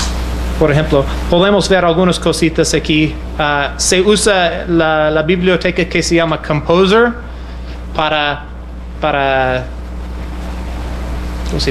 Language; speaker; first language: Spanish; non-native, fluent; English